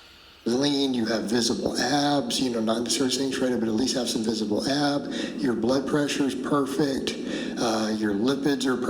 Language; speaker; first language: English; native; English